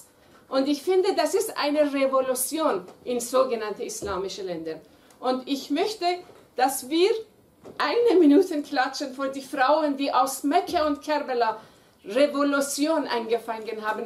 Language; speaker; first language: German; non-native, fluent; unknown